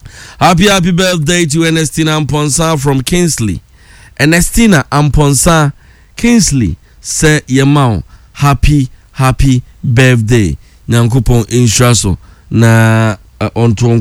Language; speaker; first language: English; non-native, local second language; Akan